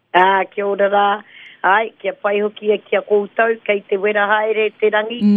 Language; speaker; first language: Māori; non-native, local second language; English